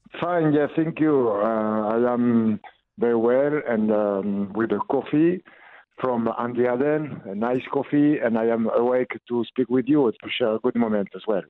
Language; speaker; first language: English; non-native, learner; French